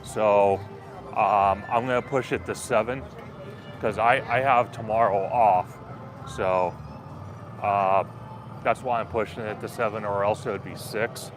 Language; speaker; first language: English; native; English